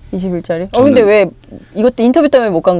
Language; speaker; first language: Korean; native; Korean